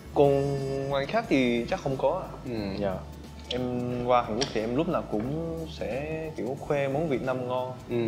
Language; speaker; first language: Vietnamese; non-native, fluent; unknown